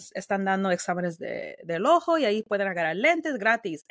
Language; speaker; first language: Spanish; early bilingual, heritage; Spanish